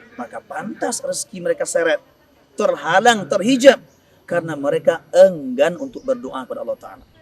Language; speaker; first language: Indonesian; non-native, local second language; Minangkabau